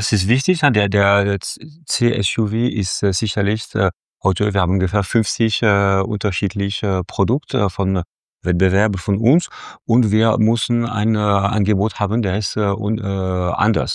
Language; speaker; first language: German; non-native, fluent; French